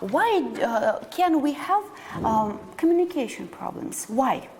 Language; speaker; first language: English; non-native, fluent; Russian